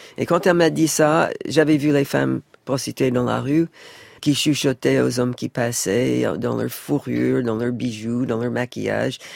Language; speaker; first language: French; non-native, fluent; English